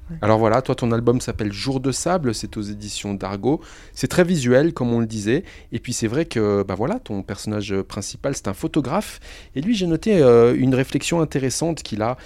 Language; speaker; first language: French; native; French